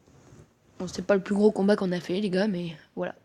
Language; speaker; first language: French; native; French